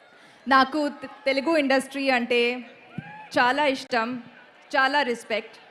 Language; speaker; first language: Telugu; non-native, learner; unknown